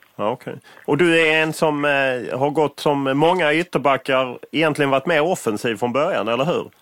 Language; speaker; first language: Swedish; native; Swedish